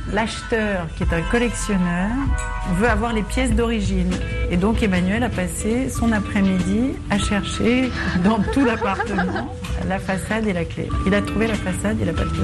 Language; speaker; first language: French; native; French